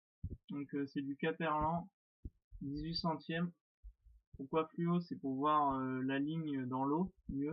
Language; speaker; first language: French; native; French